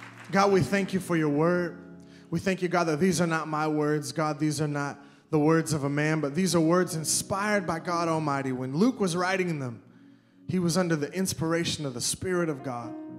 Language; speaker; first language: English; native; English